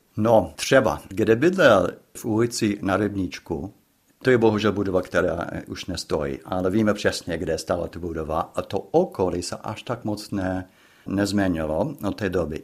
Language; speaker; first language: Czech; non-native, fluent; English